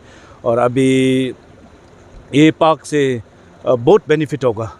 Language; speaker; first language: Hindi; non-native, fluent; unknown